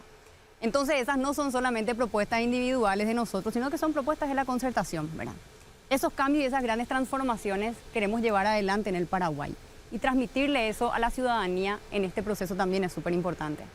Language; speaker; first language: Spanish; native; Spanish